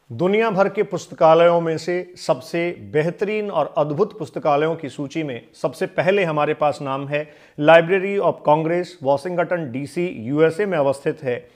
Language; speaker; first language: Hindi; native; Hindi